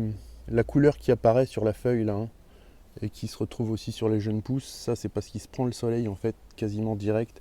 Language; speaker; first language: French; native; French